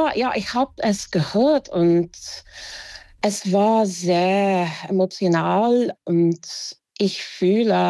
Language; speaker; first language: German; non-native, fluent; English